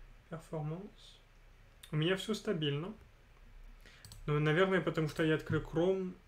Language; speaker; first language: Russian; non-native, fluent; French